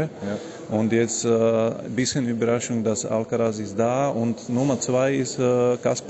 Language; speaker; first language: German; non-native, fluent; Slovak